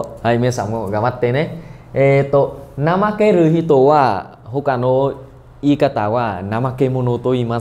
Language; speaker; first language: Japanese; non-native, fluent; Vietnamese